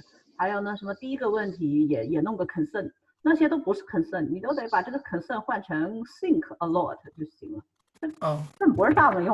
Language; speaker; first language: Chinese; native; Chinese